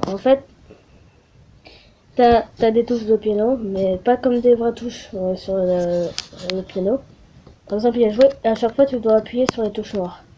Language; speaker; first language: French; native; French